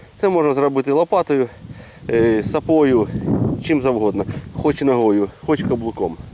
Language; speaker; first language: Ukrainian; native; Ukrainian